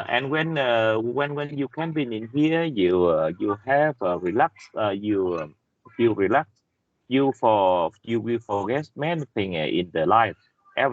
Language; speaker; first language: English; non-native, learner; Vietnamese